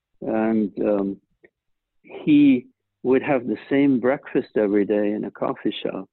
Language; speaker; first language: English; non-native, fluent; Swiss German